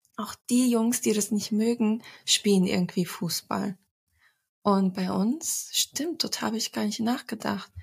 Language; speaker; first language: German; early bilingual, other home language; Turkish